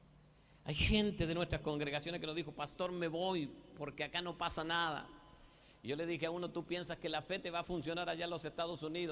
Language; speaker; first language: Spanish; native; Spanish